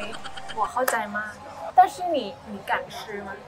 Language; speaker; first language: Chinese; non-native, fluent; Thai